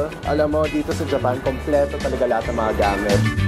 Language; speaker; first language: Filipino; early bilingual, other home language; Min Nan Chinese